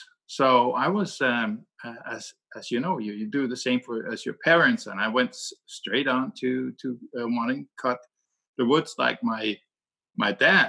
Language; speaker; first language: English; non-native, fluent; Danish